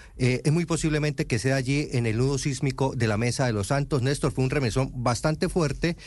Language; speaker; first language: Spanish; native; Spanish